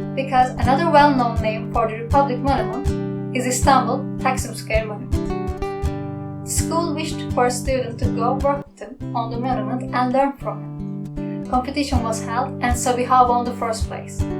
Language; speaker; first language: English; non-native, fluent; Turkish